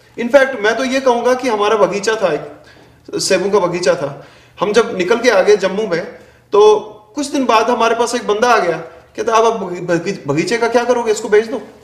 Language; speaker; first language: Hindi; non-native, local second language; Kashmiri